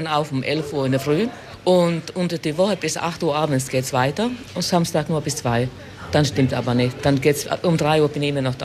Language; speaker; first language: German; non-native, fluent; Finnish